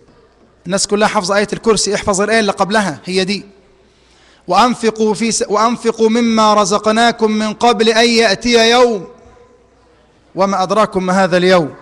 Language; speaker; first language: Arabic; native; Arabic